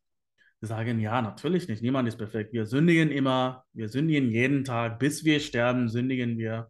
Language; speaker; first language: German; non-native, fluent; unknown